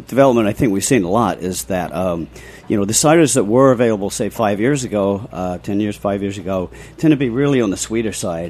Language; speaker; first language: English; native; English